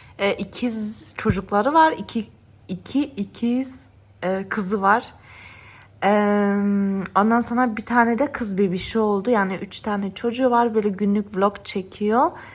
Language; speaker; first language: Turkish; early bilingual, heritage; Turkish